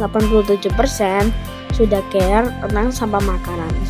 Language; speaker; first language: Indonesian; native; Indonesian